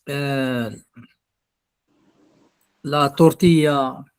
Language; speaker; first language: Spanish; non-native, learner; Arabic